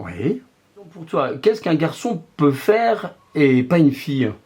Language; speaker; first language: French; native; French